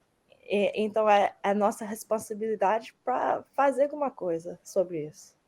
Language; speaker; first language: Portuguese; early bilingual, heritage; Portuguese